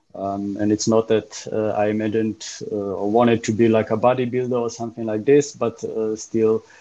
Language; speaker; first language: English; non-native, fluent; Hebrew